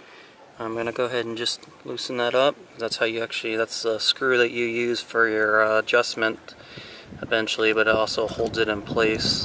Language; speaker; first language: English; native; English